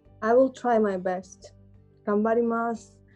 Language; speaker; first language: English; non-native, learner; Georgian